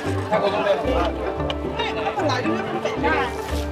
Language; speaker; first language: Chinese; non-native, fluent; Thai